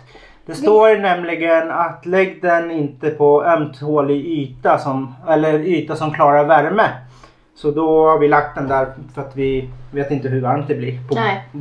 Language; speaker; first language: Swedish; native; Swedish